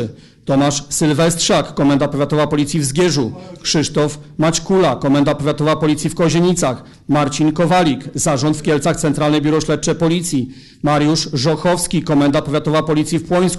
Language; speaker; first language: Polish; native; Polish